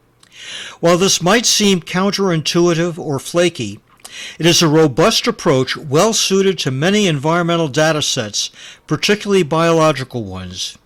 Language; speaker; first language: English; native; English